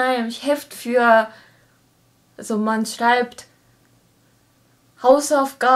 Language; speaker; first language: German; non-native, learner; Japanese